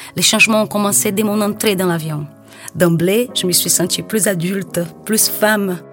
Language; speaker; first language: French; non-native, fluent; Portuguese